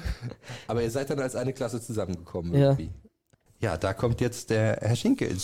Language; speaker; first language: German; native; German